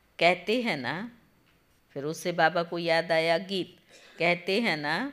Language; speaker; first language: Hindi; non-native, local second language; Gujarati